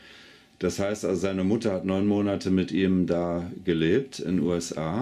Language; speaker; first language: German; native; German